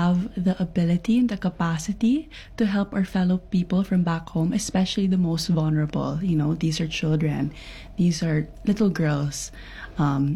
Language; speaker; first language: English; non-native, local second language; Filipino